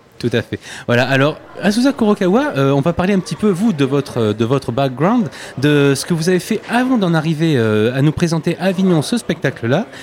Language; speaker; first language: French; native; French